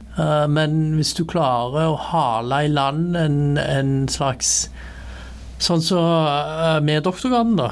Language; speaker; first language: Norwegian; early bilingual, other home language; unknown